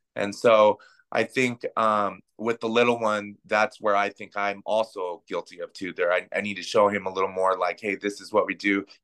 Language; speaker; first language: English; native; English